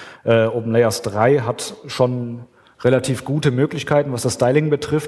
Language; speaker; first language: German; native; German